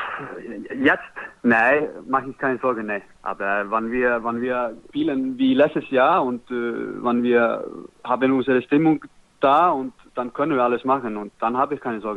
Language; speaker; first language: German; non-native, learner; Icelandic